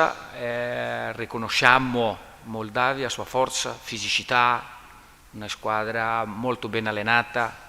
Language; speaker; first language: Italian; non-native, learner; Portuguese